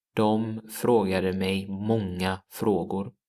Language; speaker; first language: Swedish; non-native, fluent; English